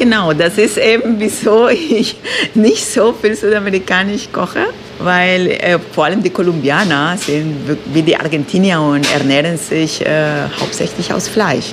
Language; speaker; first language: German; non-native, fluent; Spanish